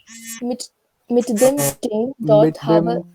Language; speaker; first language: German; non-native, learner; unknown